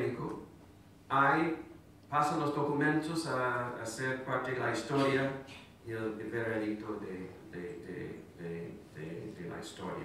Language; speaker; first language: Spanish; non-native, fluent; English